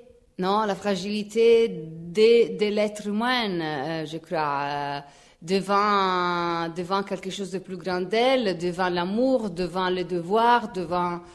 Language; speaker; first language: French; non-native, fluent; Italian